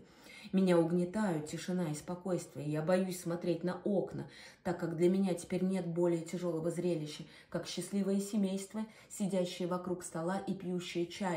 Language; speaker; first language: Russian; native; Russian